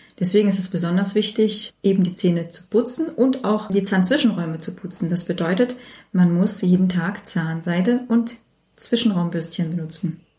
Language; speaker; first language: German; native; German